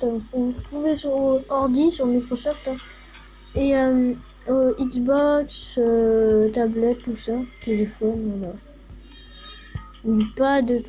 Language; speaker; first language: French; native; French